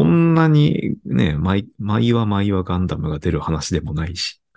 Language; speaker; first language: Japanese; native; Japanese